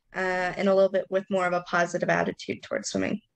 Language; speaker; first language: English; native; English